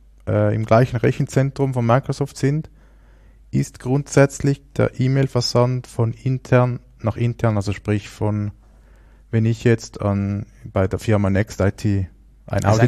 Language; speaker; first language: German; native; German